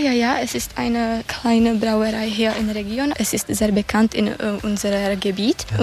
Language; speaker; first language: German; non-native, learner; Czech